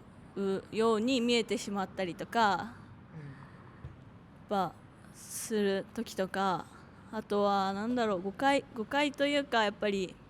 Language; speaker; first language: Japanese; native; Japanese